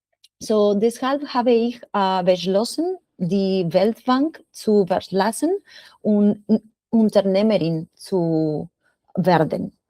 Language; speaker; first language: German; non-native, learner; Spanish